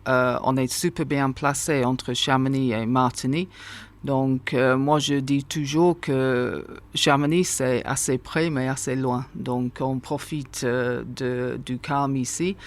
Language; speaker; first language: French; non-native, fluent; English